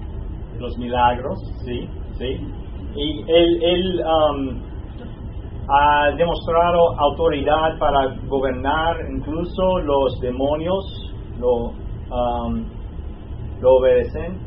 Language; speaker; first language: Spanish; non-native, fluent; English